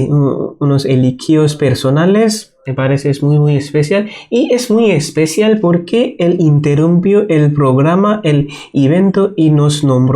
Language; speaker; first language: Spanish; non-native, fluent; Bangla